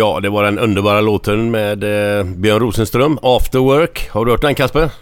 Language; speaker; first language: Swedish; native; Swedish